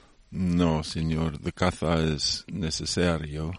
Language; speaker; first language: Spanish; non-native, learner; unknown